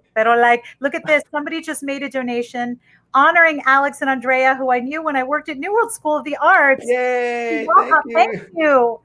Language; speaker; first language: English; native; English